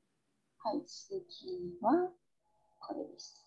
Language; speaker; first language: Japanese; non-native, fluent; Indonesian